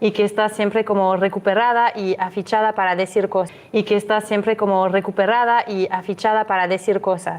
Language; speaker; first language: Spanish; non-native, fluent; French